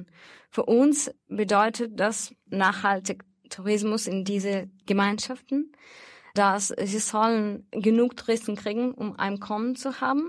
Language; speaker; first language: German; non-native, fluent; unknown